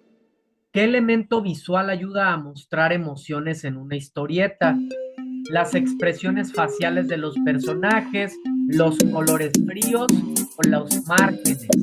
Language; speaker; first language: Spanish; native; Spanish